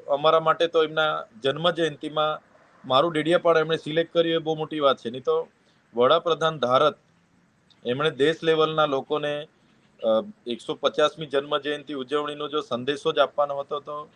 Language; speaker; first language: Gujarati; non-native, local second language; Vasavi